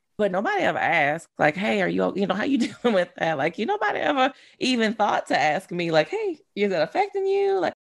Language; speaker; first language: English; native; English